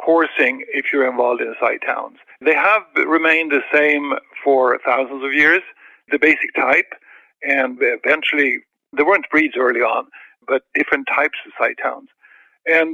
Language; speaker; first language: English; non-native, fluent; Swedish